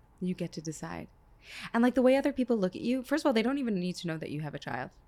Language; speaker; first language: English; early bilingual, other home language; Hebrew